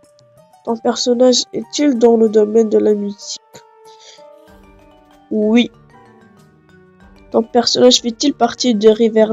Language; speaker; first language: French; non-native, local second language; Arabic